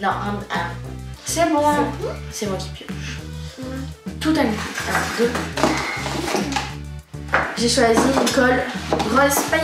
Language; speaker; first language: French; native; French